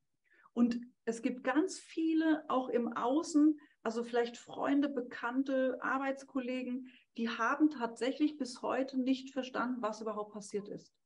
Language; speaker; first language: German; native; German